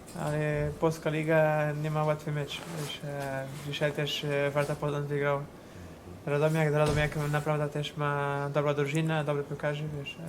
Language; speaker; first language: Polish; non-native, fluent; Portuguese